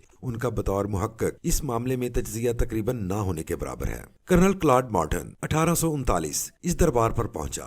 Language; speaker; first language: Urdu; native; Urdu